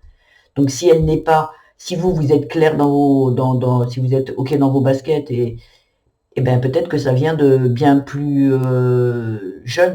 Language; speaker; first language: French; native; French